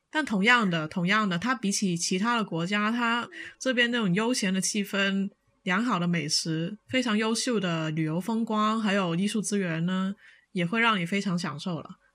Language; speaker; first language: Chinese; non-native, local second language; Cantonese